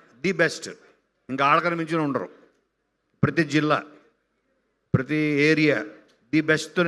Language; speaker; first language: Telugu; native; Telugu